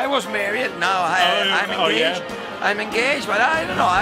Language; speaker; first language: English; non-native, learner; Italian